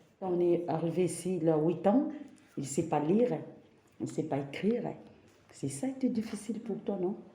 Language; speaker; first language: French; non-native, local second language; Lingala